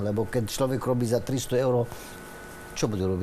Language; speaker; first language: Slovak; non-native, learner; Arabic